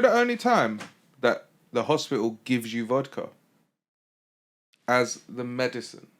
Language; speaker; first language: English; native; English